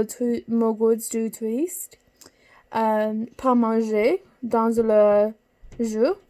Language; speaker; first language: French; non-native, learner; English